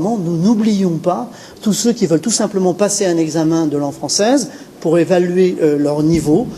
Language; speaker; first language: French; native; French